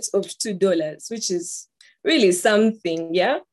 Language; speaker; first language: English; non-native, local second language; Ganda